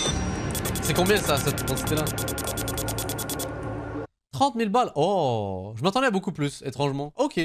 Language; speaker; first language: French; native; French